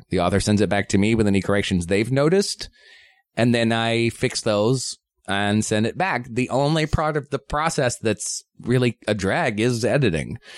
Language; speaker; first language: English; native; English